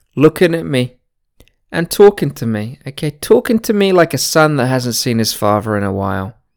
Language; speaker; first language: English; native; English